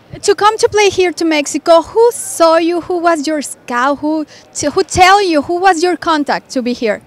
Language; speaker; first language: English; non-native, learner; Spanish